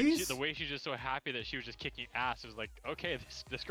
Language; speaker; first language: English; native; English